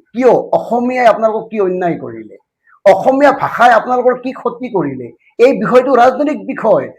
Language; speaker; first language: Assamese; native; Assamese